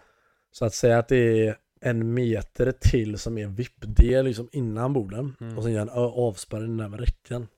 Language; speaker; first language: Swedish; native; Swedish